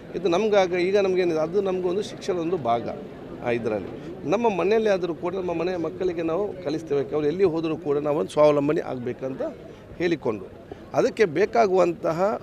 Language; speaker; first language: Kannada; non-native, local second language; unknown